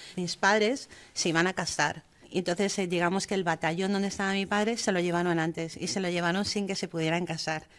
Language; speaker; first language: Spanish; early bilingual, heritage; German